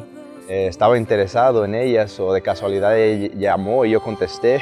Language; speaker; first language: Spanish; early bilingual, other home language; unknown